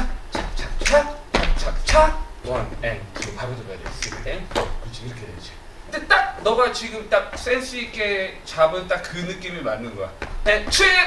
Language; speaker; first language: Korean; native; Korean